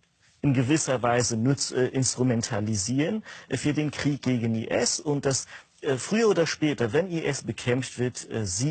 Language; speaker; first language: German; non-native, fluent; Kurdish